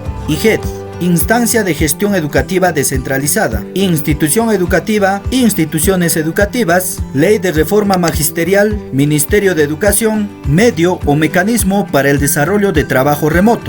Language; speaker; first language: Spanish; native; Spanish